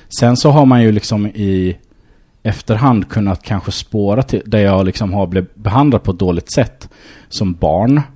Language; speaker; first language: Swedish; early bilingual, other home language; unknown